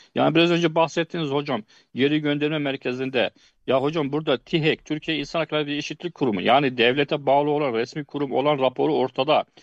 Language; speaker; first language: Turkish; non-native, fluent; Arabic